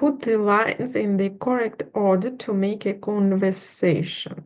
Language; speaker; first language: English; non-native, learner; Ukrainian